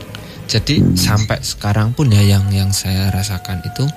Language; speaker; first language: Indonesian; native; Indonesian